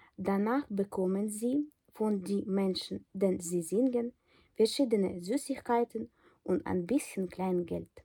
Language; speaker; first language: German; non-native, fluent; Ukrainian